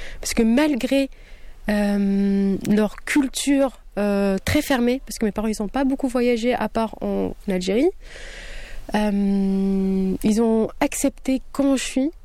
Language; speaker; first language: French; early bilingual, other home language; Kabyle